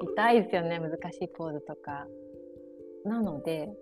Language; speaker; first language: Japanese; early bilingual, other home language; Chinese